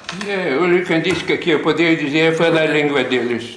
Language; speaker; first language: Portuguese; non-native, fluent; Lithuanian